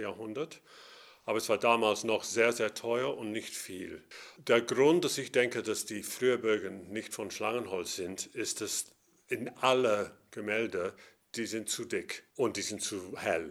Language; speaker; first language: German; non-native, fluent; English